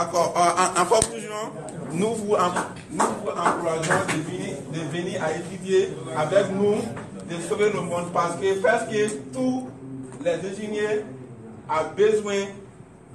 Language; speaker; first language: French; non-native, learner; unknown